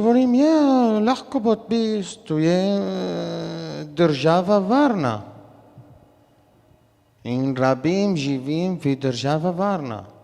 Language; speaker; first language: Slovenian; non-native, learner; Arabic